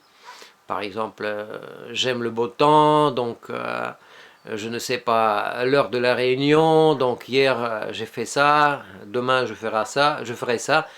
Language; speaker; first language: French; non-native, fluent; Russian